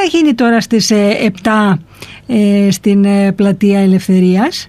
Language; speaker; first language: Greek; native; Greek